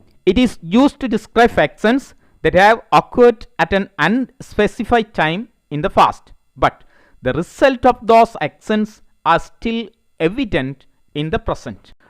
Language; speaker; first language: English; non-native, local second language; Tamil